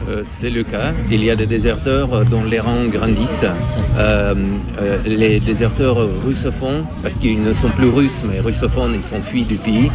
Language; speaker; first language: French; non-native, fluent; Russian